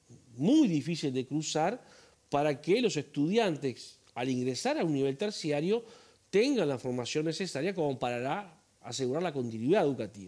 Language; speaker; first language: Spanish; native; Spanish